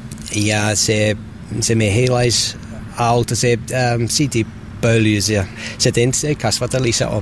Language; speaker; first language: Finnish; non-native, learner; English